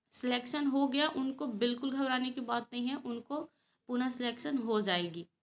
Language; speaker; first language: Hindi; native; Hindi